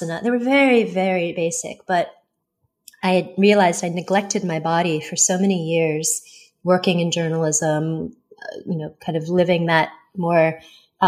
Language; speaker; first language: English; early bilingual, other home language; Chinese